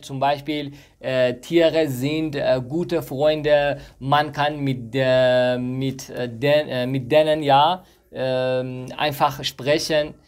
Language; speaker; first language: German; non-native, fluent; Persian